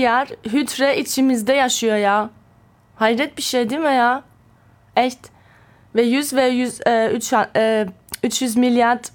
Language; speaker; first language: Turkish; early bilingual, heritage; German